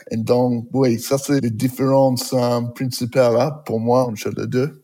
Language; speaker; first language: French; non-native, learner; English